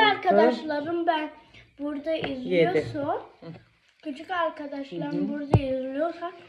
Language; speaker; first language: Turkish; early bilingual, heritage; Turkish